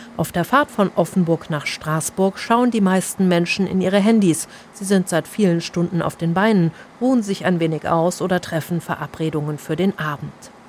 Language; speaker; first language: German; native; German